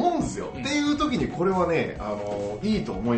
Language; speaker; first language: Japanese; native; Japanese